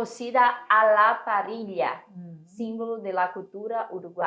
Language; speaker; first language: Spanish; non-native, fluent; Portuguese